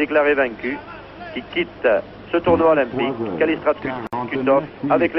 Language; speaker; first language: French; native; French